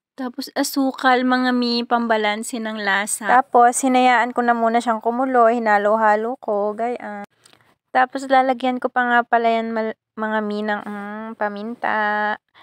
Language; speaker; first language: Filipino; non-native, local second language; Bikol